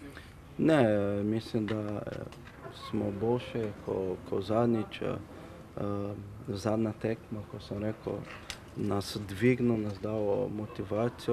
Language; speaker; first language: Slovenian; non-native, learner; Portuguese